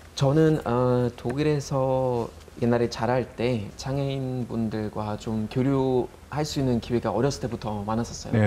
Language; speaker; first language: Korean; non-native, fluent; German